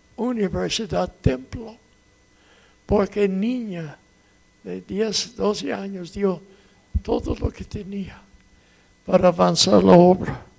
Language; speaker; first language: Spanish; non-native, fluent; English